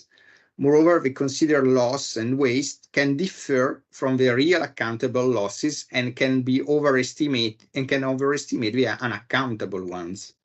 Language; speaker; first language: English; non-native, fluent; Italian